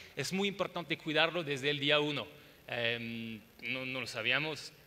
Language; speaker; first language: Spanish; non-native, fluent; French